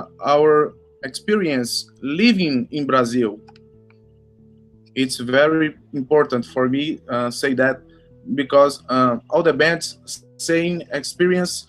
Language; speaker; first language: English; non-native, learner; Portuguese